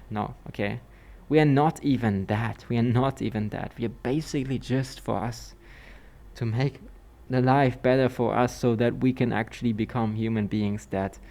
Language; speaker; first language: English; non-native, fluent; German